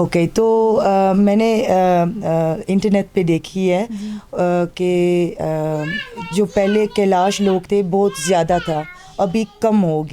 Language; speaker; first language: Hindi; early bilingual, heritage; Dutch